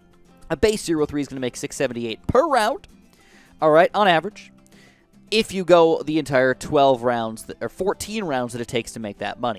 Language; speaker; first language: English; native; English